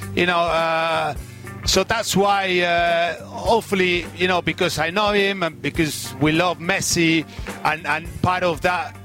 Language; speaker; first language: English; non-native, fluent; Spanish